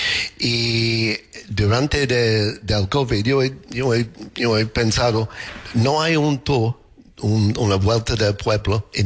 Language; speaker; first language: Spanish; non-native, learner; English